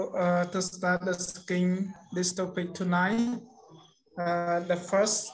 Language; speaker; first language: English; non-native, learner; Khmer